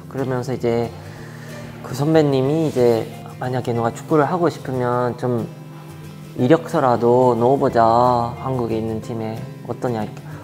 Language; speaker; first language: Korean; early bilingual, heritage; Japanese